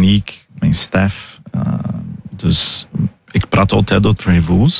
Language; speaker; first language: Dutch; early bilingual, heritage; Portuguese